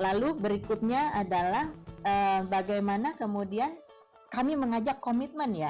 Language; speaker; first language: Indonesian; native; Indonesian